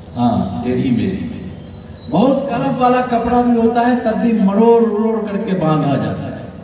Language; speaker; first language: Urdu; native; Urdu